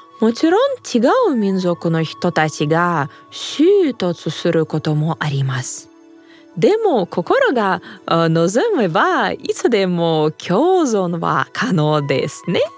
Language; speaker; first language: Japanese; non-native, fluent; Russian